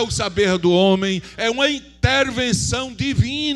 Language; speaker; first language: Portuguese; native; Portuguese